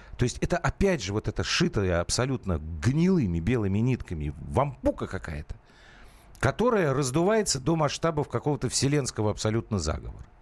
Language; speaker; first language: Russian; native; Russian